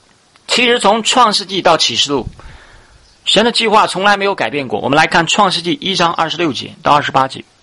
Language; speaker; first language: Chinese; native; Chinese